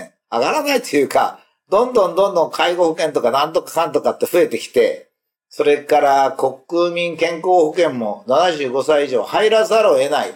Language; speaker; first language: Japanese; native; Japanese